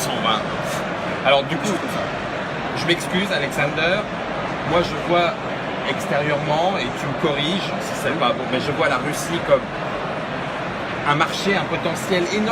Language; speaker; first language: French; native; French